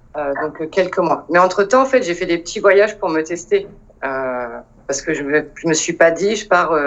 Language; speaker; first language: French; native; French